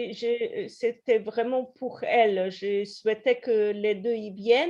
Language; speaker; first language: French; non-native, fluent; Polish